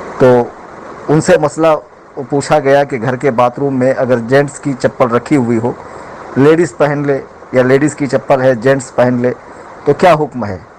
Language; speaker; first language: Urdu; native; Urdu